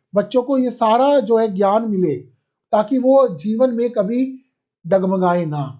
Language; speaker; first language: Hindi; non-native, local second language; Punjabi